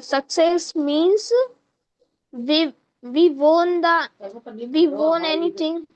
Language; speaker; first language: English; non-native, learner; Hindi